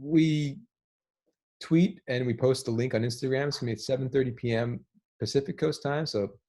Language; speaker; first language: English; native; English